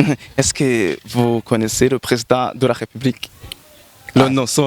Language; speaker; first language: French; non-native, local second language; Rundi